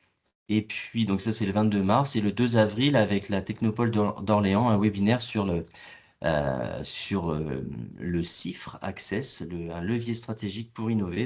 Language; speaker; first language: French; native; French